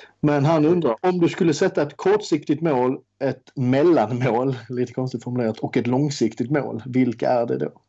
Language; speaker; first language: Swedish; native; Swedish